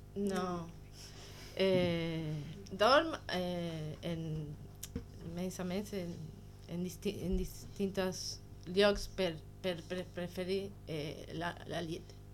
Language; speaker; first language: Catalan; non-native, learner; Spanish